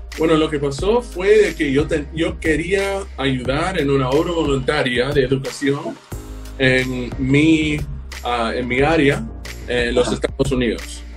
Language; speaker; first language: Spanish; non-native, fluent; English